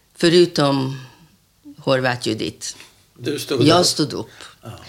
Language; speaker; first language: Swedish; non-native, fluent; Hungarian